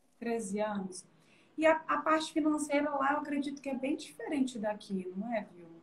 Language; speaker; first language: Portuguese; native; Portuguese